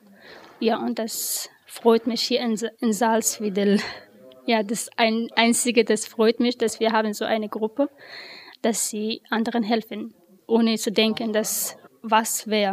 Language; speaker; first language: German; non-native, learner; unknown